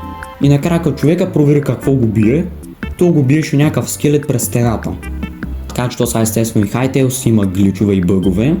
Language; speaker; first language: Bulgarian; native; Bulgarian